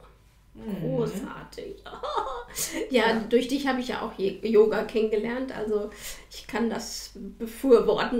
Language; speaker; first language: German; native; German